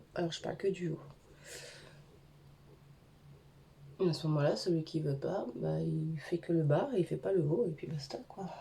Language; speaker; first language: French; native; French